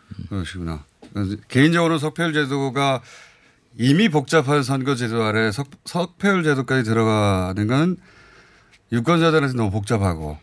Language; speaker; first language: Korean; native; Korean